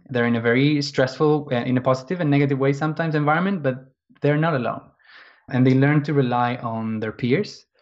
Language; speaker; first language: English; non-native, fluent; Spanish